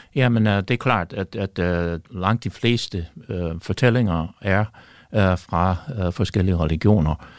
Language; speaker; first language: Danish; non-native, fluent; English